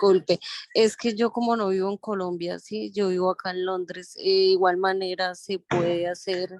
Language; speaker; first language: Spanish; native; Spanish